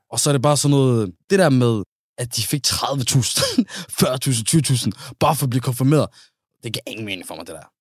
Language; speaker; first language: Danish; early bilingual, other home language; Somali